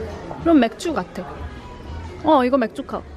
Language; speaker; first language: Korean; non-native, fluent; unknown